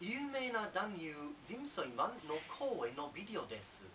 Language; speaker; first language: Japanese; non-native, learner; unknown